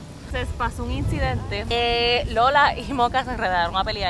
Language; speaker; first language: Spanish; native; Spanish